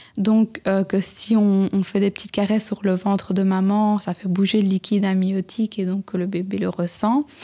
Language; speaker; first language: French; native; French